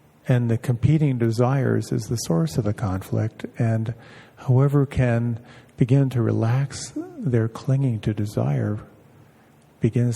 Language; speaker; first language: English; native; English